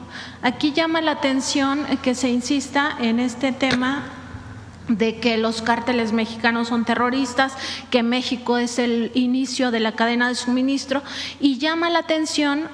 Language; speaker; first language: Spanish; native; Spanish